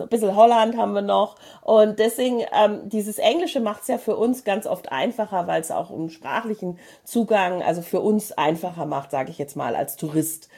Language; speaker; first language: German; native; German